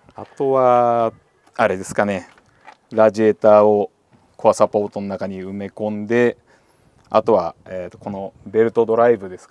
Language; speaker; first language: Japanese; native; Japanese